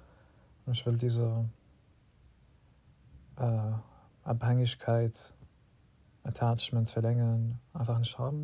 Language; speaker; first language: German; non-native, fluent; Arabic